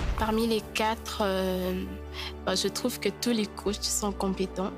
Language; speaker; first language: French; non-native, local second language; Lingala